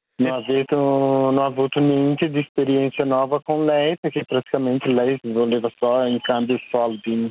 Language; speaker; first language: Italian; non-native, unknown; Portuguese